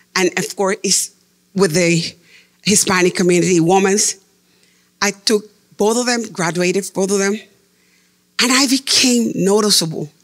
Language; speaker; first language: English; non-native, fluent; Spanish